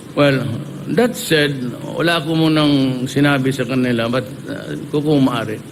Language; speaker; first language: Filipino; non-native, local second language; Cebuano